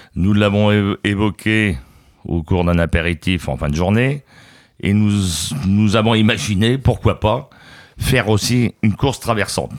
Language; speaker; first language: French; native; French